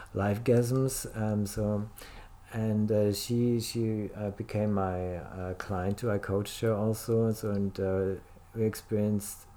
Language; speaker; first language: English; non-native, fluent; German